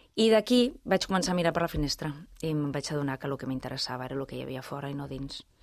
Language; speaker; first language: Catalan; non-native, local second language; Spanish